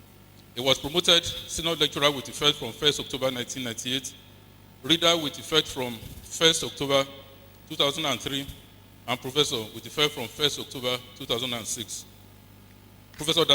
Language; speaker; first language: English; non-native, local second language; Yoruba